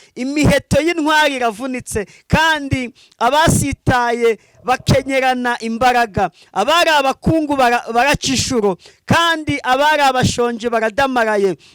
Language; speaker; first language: Kinyarwanda; native; Kinyarwanda